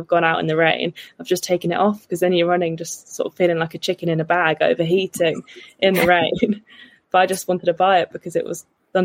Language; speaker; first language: English; native; English